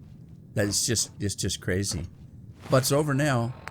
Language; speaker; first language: English; native; English